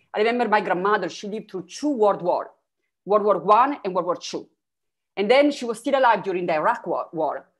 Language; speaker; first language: English; non-native, fluent; Italian